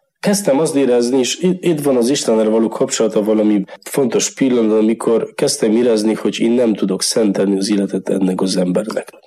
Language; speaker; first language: Hungarian; non-native, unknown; Polish